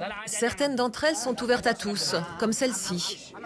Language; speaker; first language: French; native; French